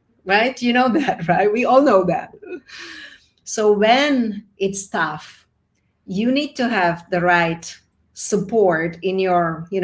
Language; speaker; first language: English; non-native, fluent; Czech